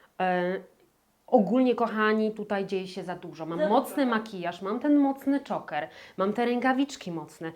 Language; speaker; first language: Polish; native; Polish